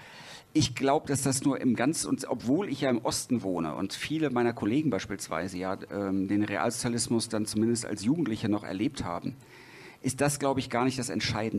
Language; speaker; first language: German; native; German